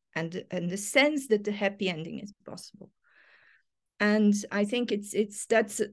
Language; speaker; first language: English; non-native, fluent; Serbian